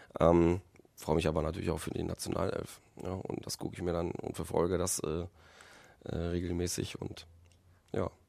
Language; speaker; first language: German; early bilingual, other home language; Polish